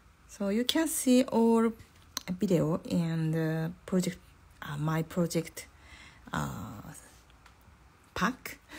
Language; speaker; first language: English; non-native, learner; Japanese